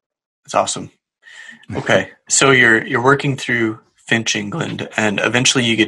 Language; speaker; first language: English; native; English